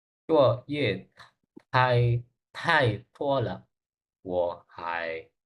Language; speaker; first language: Chinese; non-native, learner; Indonesian